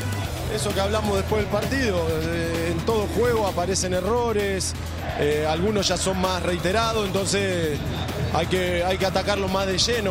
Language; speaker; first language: Spanish; native; Spanish